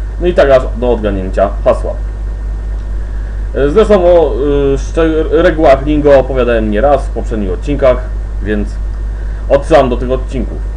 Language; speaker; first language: Polish; native; Polish